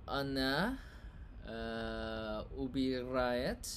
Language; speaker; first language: Russian; non-native, learner; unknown